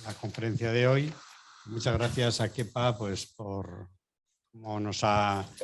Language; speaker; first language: Spanish; native; Spanish